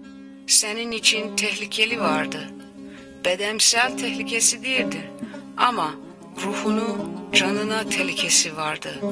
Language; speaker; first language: Turkish; non-native, learner; Armenian